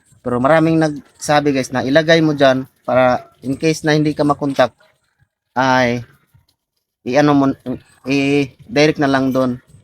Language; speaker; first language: Filipino; non-native, local second language; Cebuano